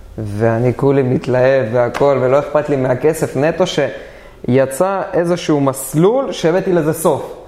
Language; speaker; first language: Hebrew; native; Hebrew